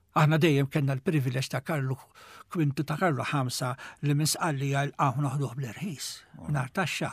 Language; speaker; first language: Maltese; native; Maltese